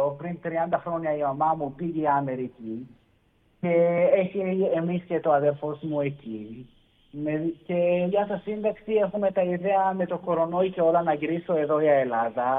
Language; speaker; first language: Greek; early bilingual, heritage; Greek